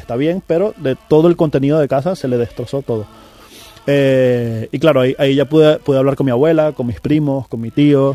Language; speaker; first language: Spanish; native; Spanish